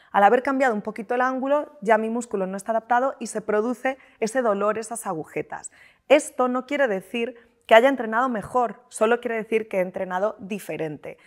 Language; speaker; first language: Spanish; native; Spanish